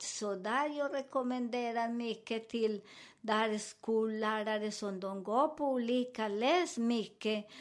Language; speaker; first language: Swedish; non-native, fluent; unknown